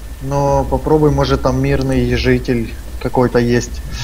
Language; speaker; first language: Russian; native; Russian